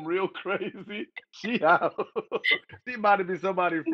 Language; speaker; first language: English; non-native, local second language; Igbo